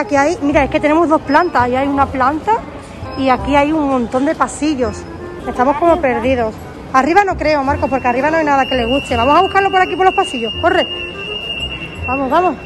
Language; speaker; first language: Spanish; native; Spanish